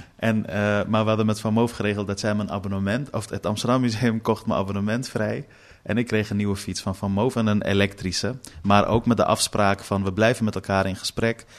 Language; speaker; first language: Dutch; early bilingual, other home language; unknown